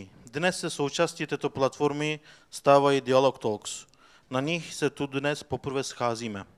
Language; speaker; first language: Czech; non-native, fluent; Turkish